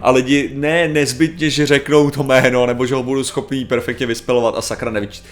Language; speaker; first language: Czech; native; Czech